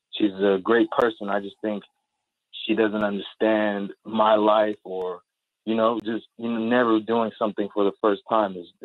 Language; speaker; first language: English; native; English